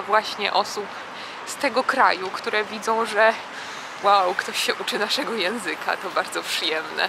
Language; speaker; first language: Polish; native; Polish